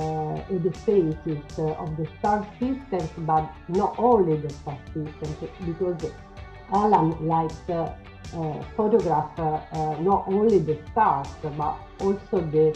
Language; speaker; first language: English; non-native, learner; Italian